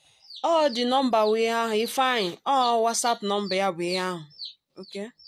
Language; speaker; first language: English; non-native, local second language; Igbo